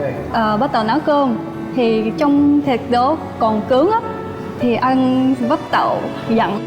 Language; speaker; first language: Vietnamese; non-native, learner; Japanese